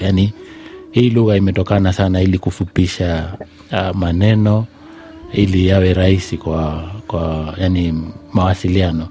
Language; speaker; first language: Swahili; non-native, local second language; Gusii